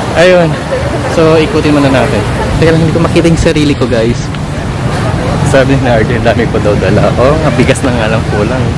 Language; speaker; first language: Filipino; native; Filipino